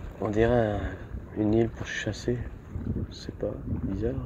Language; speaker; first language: French; native; French